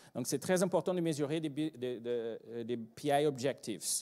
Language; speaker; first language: French; non-native, fluent; Portuguese